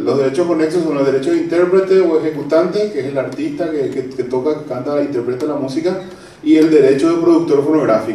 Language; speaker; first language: Spanish; native; Spanish